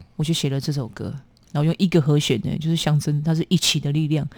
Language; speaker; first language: Chinese; native; Chinese